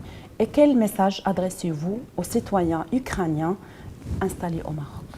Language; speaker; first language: French; non-native, local second language; Arabic